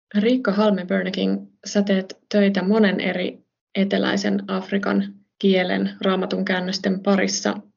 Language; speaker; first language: Finnish; native; Finnish